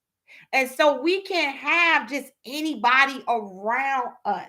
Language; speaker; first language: English; native; English